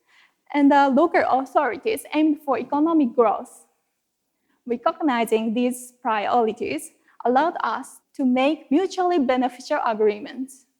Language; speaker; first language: English; non-native, fluent; Japanese